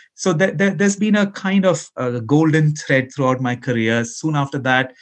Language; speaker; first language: English; non-native, local second language; Malayalam